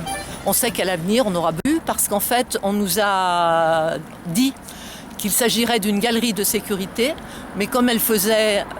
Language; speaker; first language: French; native; French